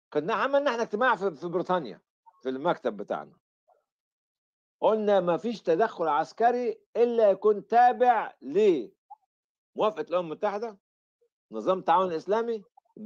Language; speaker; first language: Arabic; native; Arabic